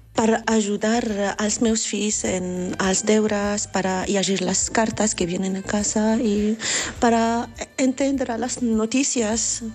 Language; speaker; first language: Catalan; non-native, learner; Arabic